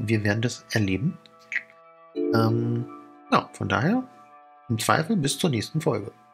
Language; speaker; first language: German; native; German